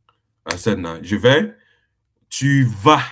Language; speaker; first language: French; non-native, fluent; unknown